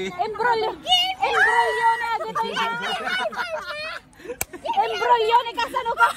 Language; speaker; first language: Italian; non-native, learner; Filipino